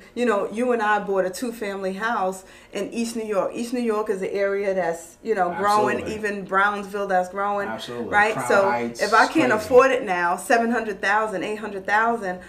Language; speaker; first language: English; native; English